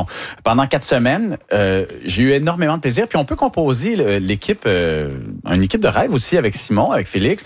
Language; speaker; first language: French; native; French